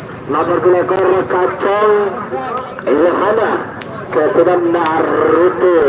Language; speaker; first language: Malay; non-native, local second language; Madurese